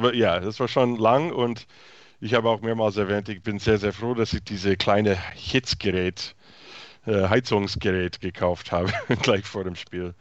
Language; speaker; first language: German; non-native, fluent; English